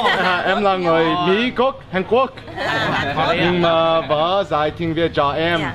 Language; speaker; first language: Vietnamese; non-native, learner; English